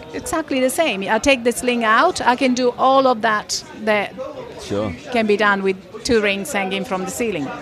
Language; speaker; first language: English; non-native, fluent; Italian